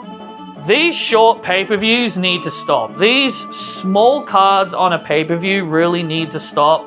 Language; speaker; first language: English; native; English